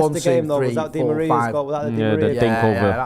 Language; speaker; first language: English; native; English